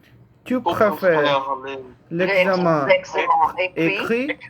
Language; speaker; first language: French; non-native, learner; Portuguese